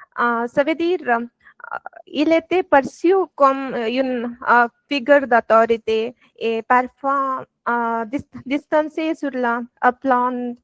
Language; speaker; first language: French; non-native, learner; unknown